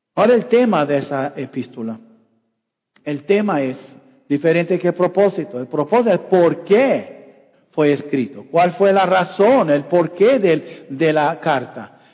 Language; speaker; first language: Spanish; non-native, fluent; English